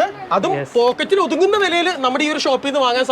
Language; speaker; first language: Malayalam; native; Malayalam